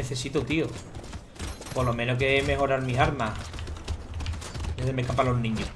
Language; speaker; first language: Spanish; native; Spanish